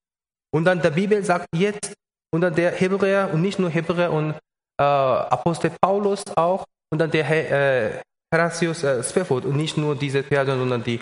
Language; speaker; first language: German; non-native, learner; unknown